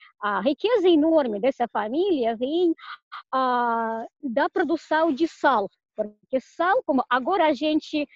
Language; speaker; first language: Portuguese; non-native, fluent; Russian